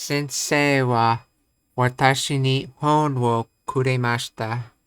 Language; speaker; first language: Japanese; non-native, learner; English